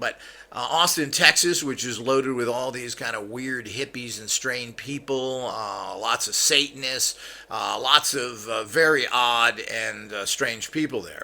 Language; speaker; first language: English; native; English